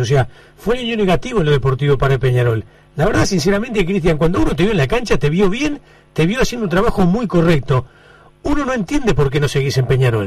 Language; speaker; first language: Spanish; native; Spanish